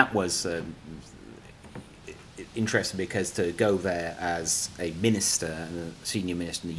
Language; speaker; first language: English; non-native, local second language; Punjabi